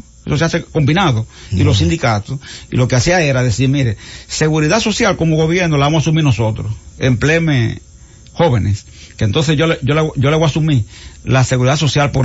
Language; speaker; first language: Spanish; native; Spanish